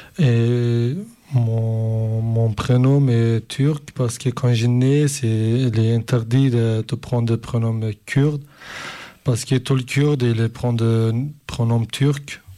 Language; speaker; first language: French; non-native, learner; Kurdish